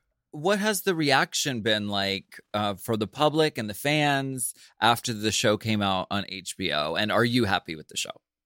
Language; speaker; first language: English; native; English